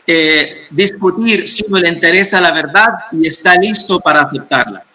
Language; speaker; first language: Spanish; non-native, fluent; Arabic